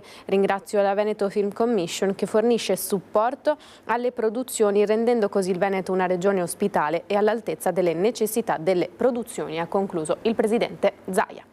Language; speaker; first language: Italian; native; Italian